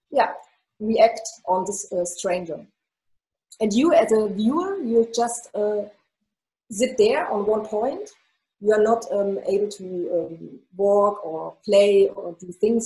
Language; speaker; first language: English; non-native, fluent; German